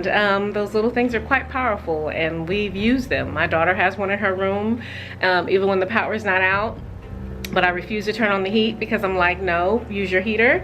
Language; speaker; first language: English; native; English